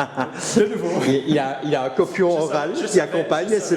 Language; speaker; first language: French; native; French